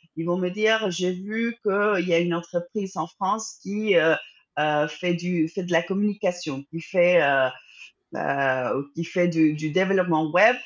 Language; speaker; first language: French; non-native, fluent; Spanish